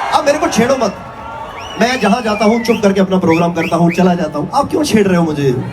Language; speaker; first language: Hindi; non-native, local second language; Punjabi